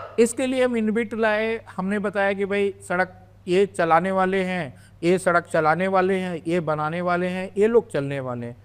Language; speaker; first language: Hindi; native; Hindi